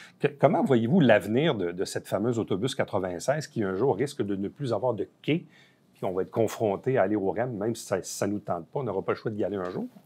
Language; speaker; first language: French; native; French